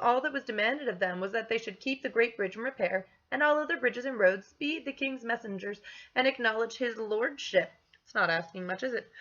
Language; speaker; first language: English; native; English